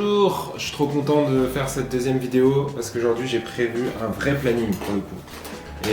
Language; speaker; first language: French; native; French